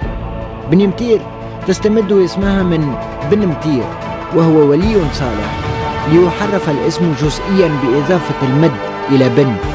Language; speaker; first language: Arabic; native; Arabic